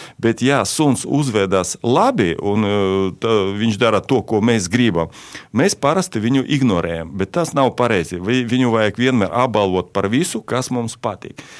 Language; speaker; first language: Latvian; non-native, local second language; Russian